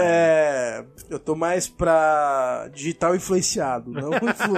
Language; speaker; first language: Portuguese; native; Portuguese